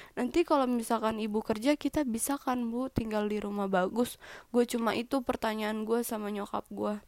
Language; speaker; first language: Indonesian; native; Indonesian